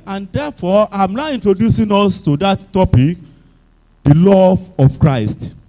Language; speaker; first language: English; non-native, local second language; Yoruba